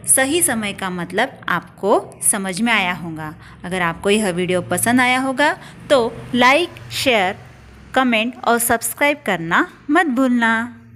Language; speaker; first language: Hindi; non-native, local second language; Marathi